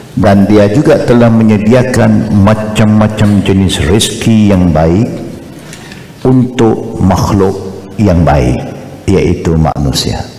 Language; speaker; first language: Malay; non-native, local second language; Chinese